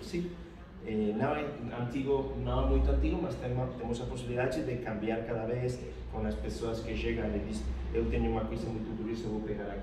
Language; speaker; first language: Portuguese; non-native, fluent; Spanish